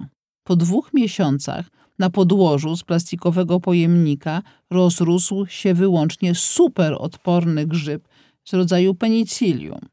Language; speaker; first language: Polish; native; Polish